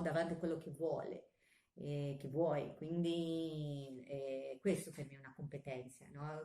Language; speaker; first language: Italian; non-native, fluent; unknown